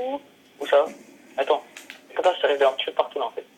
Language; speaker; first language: French; native; French